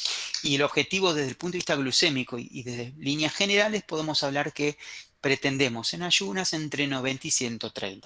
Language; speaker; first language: Spanish; native; Spanish